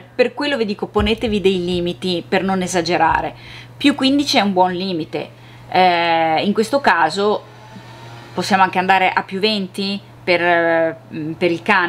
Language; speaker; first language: Italian; native; Italian